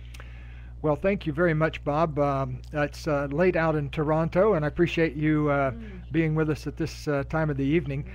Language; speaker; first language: English; native; English